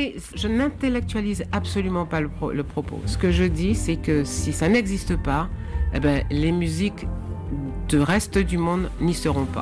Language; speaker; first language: French; native; French